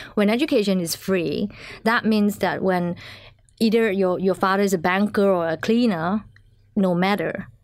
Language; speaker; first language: English; non-native, local second language; Chinese